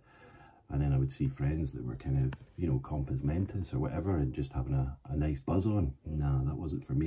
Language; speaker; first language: English; native; English